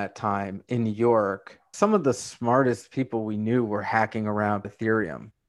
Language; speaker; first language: English; native; English